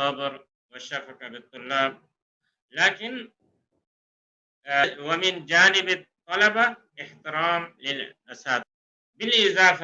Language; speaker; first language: Arabic; non-native, fluent; Urdu